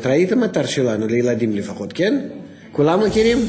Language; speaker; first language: Hebrew; non-native, fluent; Russian